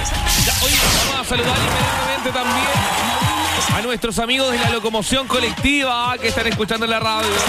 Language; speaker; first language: Spanish; native; Spanish